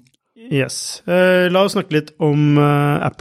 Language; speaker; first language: Norwegian; native; Norwegian